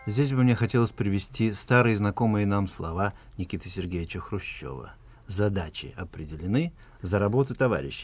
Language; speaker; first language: Russian; native; Russian